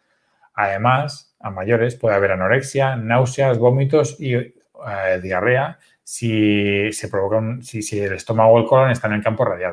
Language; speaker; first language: Spanish; native; Spanish